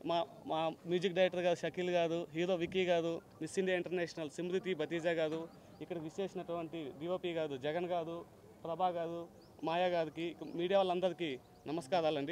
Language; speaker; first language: Telugu; native; Telugu